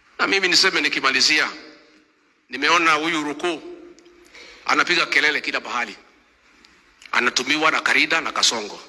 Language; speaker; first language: Swahili; non-native, local second language; Kikuyu